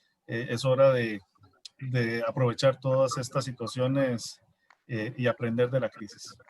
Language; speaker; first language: Spanish; native; Spanish